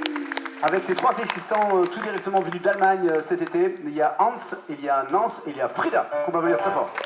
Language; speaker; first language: French; native; French